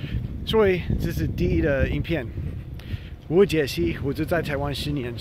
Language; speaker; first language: Chinese; non-native, learner; English